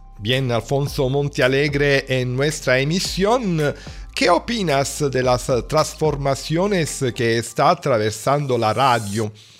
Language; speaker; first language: Spanish; non-native, learner; Italian